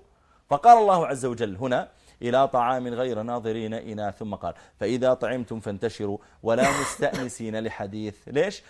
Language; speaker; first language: Arabic; native; Arabic